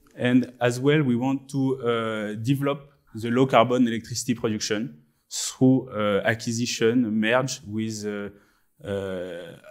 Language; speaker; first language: English; non-native, fluent; French